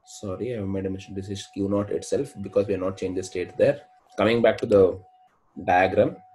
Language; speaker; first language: English; non-native, local second language; Kannada